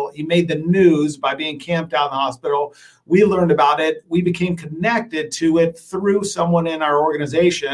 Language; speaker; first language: English; native; English